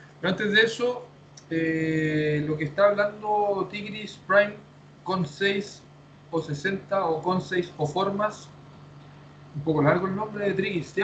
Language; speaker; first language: Spanish; native; Spanish